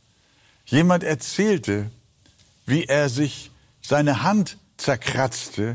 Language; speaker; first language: German; native; German